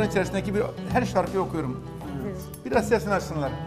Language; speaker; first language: Turkish; native; Turkish